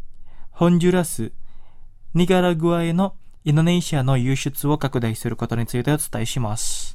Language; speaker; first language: Japanese; non-native, fluent; Indonesian